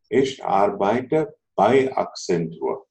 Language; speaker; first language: German; non-native, fluent; Telugu